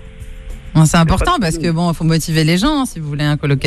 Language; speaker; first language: French; native; French